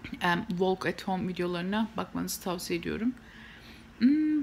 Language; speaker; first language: Turkish; native; Turkish